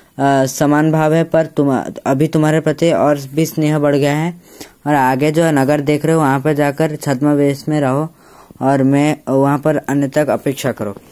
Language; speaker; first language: Hindi; native; Hindi